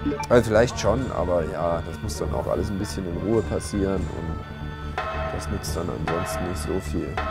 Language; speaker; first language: German; native; German